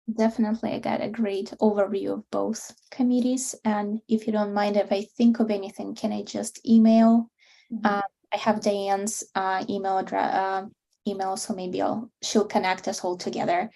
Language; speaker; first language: English; non-native, fluent; Russian